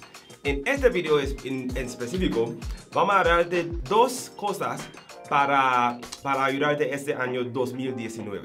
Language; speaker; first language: Spanish; non-native, learner; English